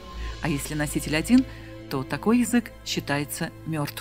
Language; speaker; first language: Russian; non-native, local second language; Chechen